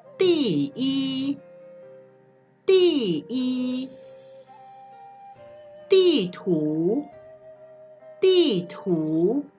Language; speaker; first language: Chinese; non-native, fluent; Thai